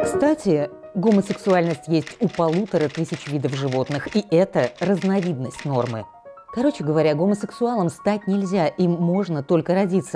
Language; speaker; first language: Russian; native; Russian